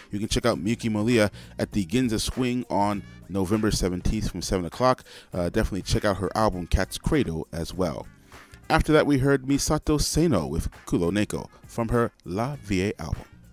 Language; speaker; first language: English; native; English